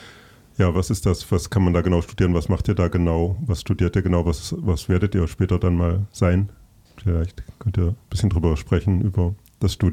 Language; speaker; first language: German; native; German